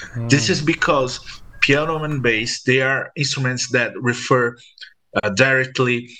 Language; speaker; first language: English; non-native, fluent; Portuguese